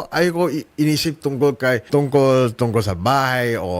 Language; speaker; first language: Filipino; non-native, learner; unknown